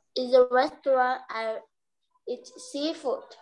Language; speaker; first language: English; non-native, learner; Vietnamese